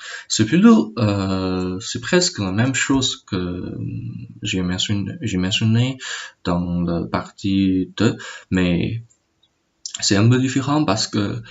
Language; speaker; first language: French; non-native, learner; Chinese